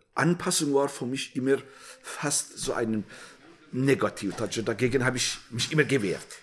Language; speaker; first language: German; non-native, fluent; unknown